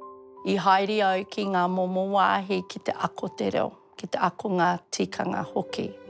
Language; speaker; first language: Māori; non-native, local second language; English